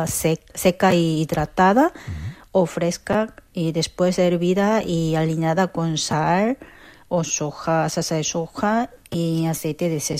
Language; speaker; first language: Spanish; non-native, learner; Korean